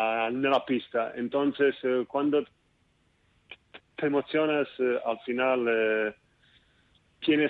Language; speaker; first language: Spanish; non-native, fluent; Italian